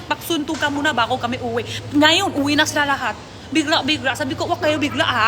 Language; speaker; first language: Filipino; non-native, learner; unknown